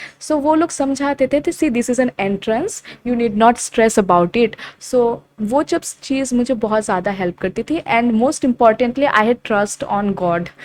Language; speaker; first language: Hindi; non-native, local second language; Assamese